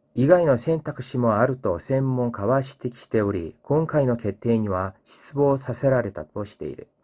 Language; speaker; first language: Japanese; non-native, fluent; Korean